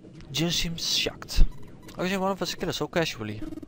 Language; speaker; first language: English; non-native, fluent; Dutch